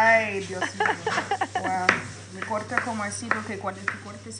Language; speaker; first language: Spanish; non-native, learner; English